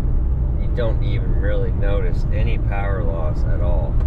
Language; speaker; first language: English; native; English